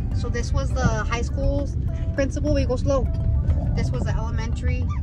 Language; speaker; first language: English; early bilingual, other home language; Spanish